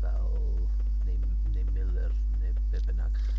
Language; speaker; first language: Welsh; non-native, learner; English